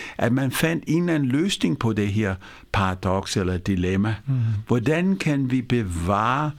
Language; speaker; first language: Danish; non-native, fluent; Hindi